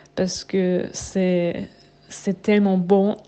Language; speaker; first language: French; non-native, fluent; German